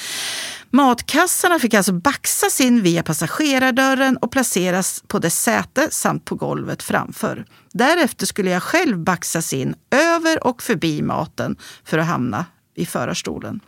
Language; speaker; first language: Swedish; native; Swedish